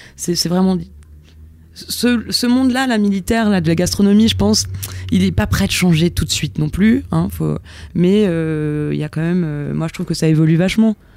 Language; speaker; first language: French; native; French